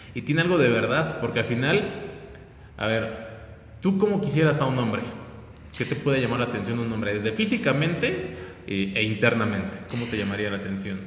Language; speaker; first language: Spanish; native; Spanish